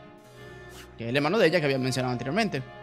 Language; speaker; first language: Spanish; native; Spanish